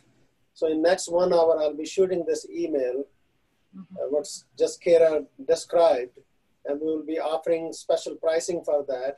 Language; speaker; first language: English; non-native, local second language; Hindi